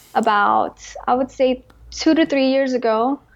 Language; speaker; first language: English; early bilingual, other home language; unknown